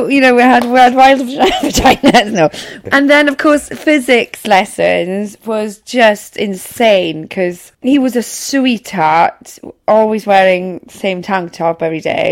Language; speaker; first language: English; non-native, local second language; Welsh